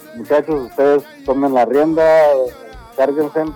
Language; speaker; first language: Spanish; early bilingual, heritage; Spanish